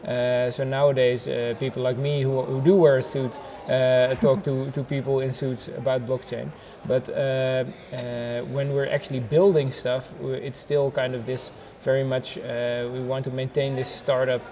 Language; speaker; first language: English; non-native, fluent; Dutch